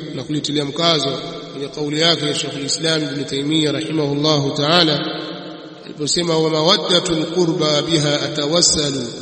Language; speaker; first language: Swahili; native; Swahili